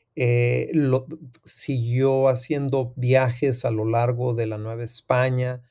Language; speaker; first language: Spanish; native; Spanish